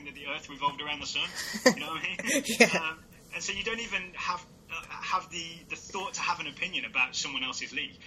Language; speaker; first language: English; native; English